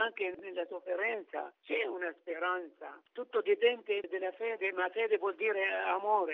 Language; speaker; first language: Italian; non-native, fluent; Arabic